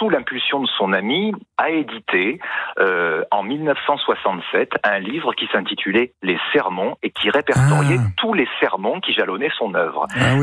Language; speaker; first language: French; native; French